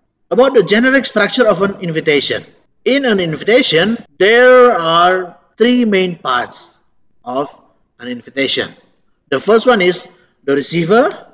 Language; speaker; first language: English; non-native, fluent; Indonesian